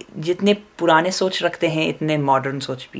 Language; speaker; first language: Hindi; non-native, fluent; English